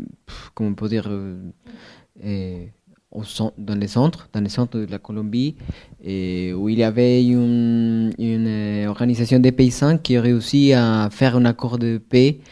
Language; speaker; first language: French; non-native, fluent; Spanish